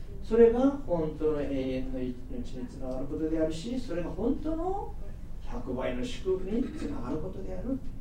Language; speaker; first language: Japanese; non-native, fluent; Korean